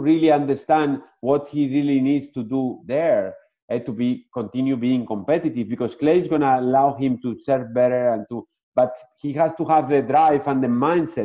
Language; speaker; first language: English; non-native, fluent; Spanish